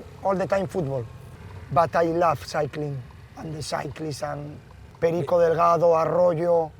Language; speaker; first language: English; non-native, fluent; Spanish